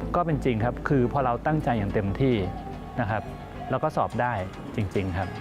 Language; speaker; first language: Thai; native; Thai